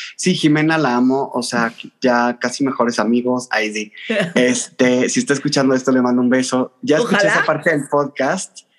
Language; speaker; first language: Spanish; native; Spanish